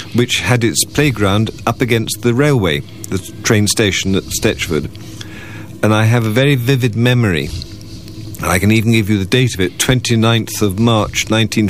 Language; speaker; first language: English; native; English